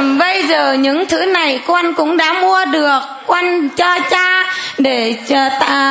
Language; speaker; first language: Vietnamese; non-native, local second language; Muong